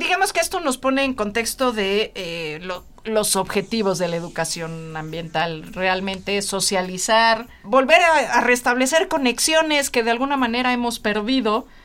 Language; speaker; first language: Spanish; native; Spanish